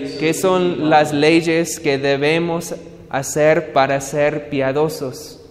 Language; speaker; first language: Spanish; non-native, learner; English